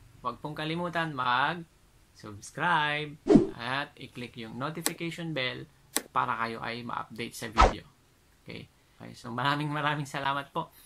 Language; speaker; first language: Filipino; non-native, local second language; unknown